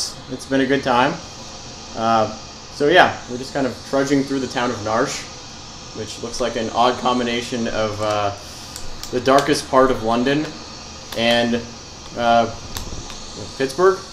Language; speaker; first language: English; native; English